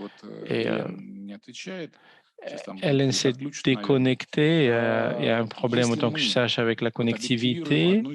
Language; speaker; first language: French; non-native, fluent; Russian